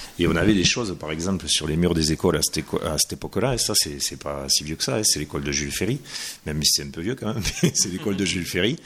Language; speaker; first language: French; native; French